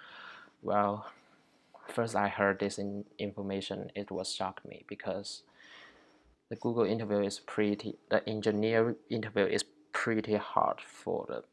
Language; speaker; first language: English; non-native, learner; Chinese